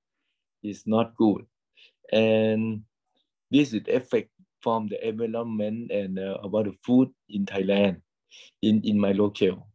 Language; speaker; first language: English; non-native, learner; Thai